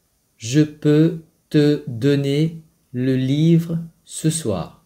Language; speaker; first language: French; non-native, fluent; Vietnamese